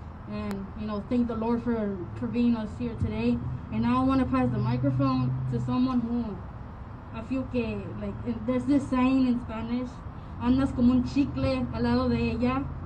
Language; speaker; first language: English; early bilingual, other home language; Spanish